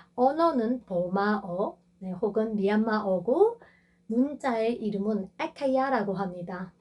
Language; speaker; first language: Korean; non-native, fluent; Burmese